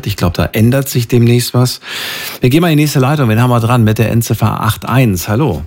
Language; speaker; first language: German; native; German